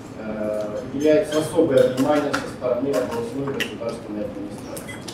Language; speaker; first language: Russian; native; Russian